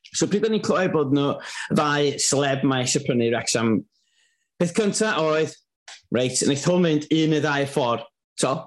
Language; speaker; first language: Welsh; native; Welsh